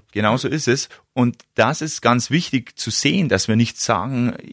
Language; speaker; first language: German; native; German